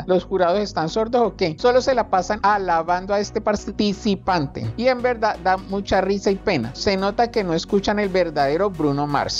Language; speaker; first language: Spanish; native; Spanish